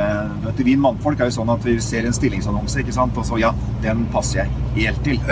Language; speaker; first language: Norwegian; native; Norwegian